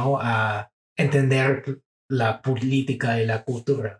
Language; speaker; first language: Spanish; non-native, fluent; English